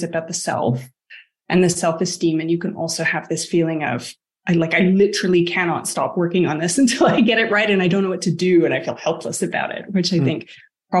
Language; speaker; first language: English; native; English